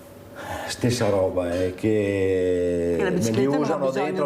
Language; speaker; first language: Italian; native; Italian